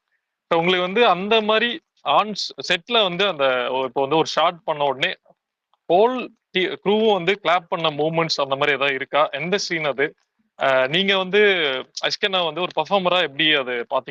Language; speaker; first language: Tamil; native; Tamil